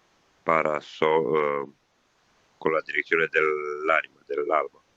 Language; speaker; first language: Spanish; non-native, learner; Italian